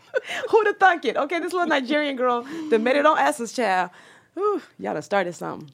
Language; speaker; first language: English; early bilingual, other home language; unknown